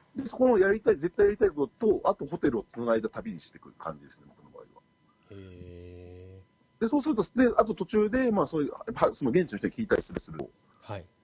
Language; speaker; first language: Japanese; native; Japanese